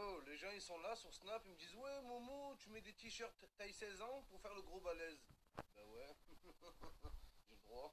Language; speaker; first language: French; native; French